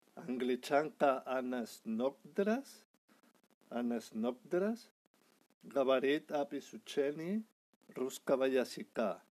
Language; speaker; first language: Russian; non-native, learner; Spanish